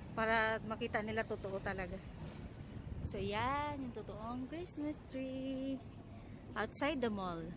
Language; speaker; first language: Filipino; non-native, local second language; Cebuano